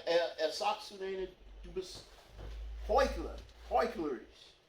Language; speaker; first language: German; non-native, fluent; English